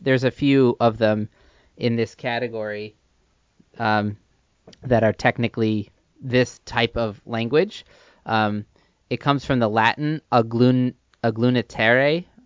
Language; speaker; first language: English; native; English